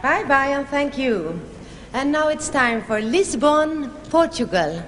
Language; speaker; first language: English; non-native, fluent; Swedish